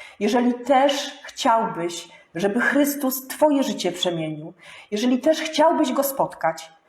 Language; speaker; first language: Polish; native; Polish